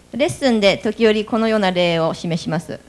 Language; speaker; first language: Japanese; native; Japanese